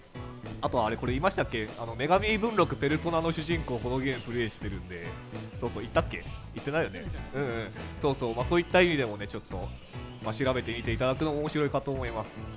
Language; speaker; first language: Japanese; native; Japanese